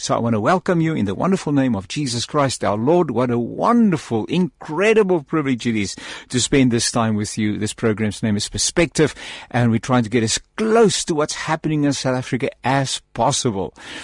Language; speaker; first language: English; non-native, local second language; Afrikaans